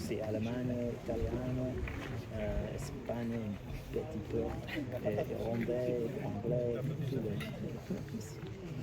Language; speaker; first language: French; non-native, learner; English